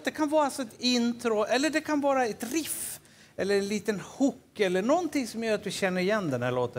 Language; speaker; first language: Swedish; native; Swedish